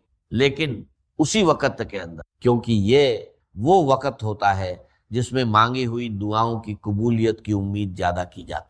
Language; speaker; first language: Urdu; native; Urdu